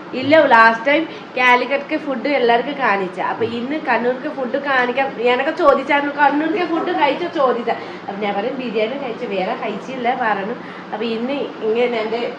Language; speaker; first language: Malayalam; non-native, learner; Nepali